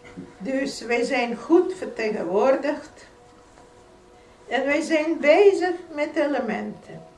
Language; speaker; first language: Dutch; non-native, fluent; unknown